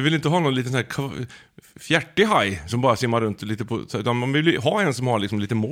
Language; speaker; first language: Swedish; native; Swedish